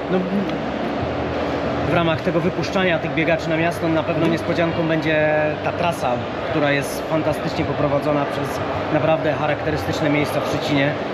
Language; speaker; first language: Polish; native; Polish